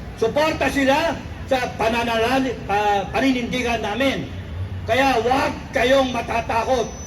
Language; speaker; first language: Filipino; non-native, local second language; Cebuano